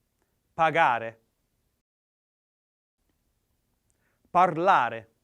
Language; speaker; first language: Italian; non-native, learner; English